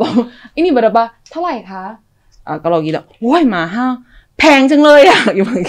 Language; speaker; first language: Indonesian; non-native, fluent; Thai